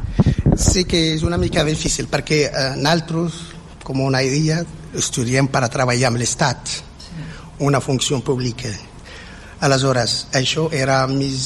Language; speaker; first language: Catalan; non-native, fluent; Berber languages